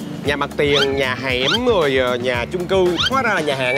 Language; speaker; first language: Vietnamese; native; Vietnamese